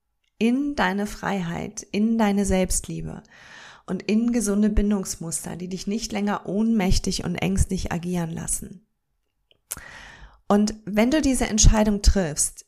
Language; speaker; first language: German; native; German